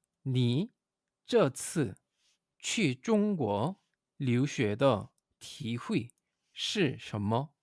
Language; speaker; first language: Chinese; non-native, fluent; Korean